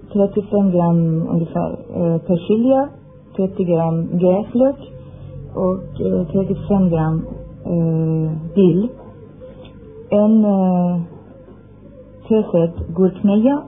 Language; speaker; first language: Swedish; non-native, fluent; Persian